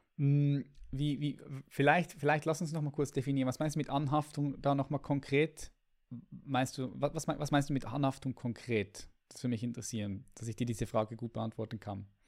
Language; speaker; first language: German; native; German